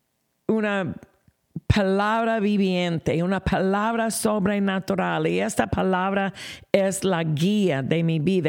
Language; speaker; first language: Spanish; non-native, fluent; English